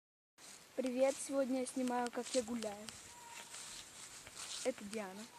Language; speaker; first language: Russian; native; Russian